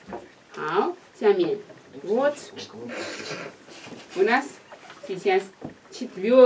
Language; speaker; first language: Russian; non-native, learner; Chinese